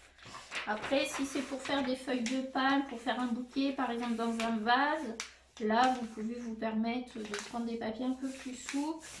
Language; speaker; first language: French; native; French